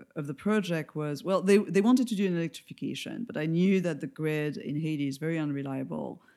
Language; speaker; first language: English; non-native, fluent; French